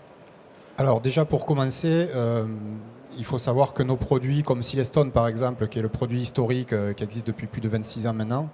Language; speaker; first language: French; native; French